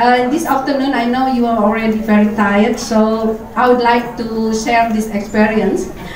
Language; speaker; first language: English; non-native, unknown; Indonesian